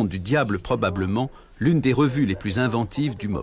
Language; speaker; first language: French; native; French